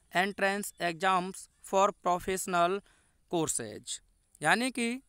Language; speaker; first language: Hindi; native; Hindi